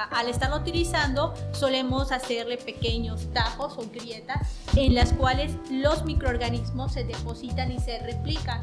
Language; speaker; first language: Spanish; native; Spanish